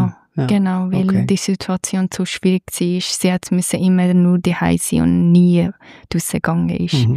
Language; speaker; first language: German; non-native, fluent; Persian